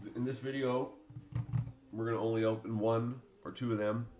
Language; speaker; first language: English; native; English